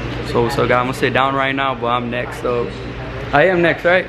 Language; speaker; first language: English; early bilingual, other home language; Spanish